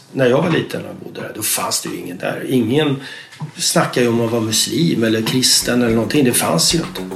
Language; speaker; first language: Swedish; native; Swedish